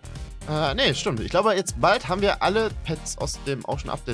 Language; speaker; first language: German; native; German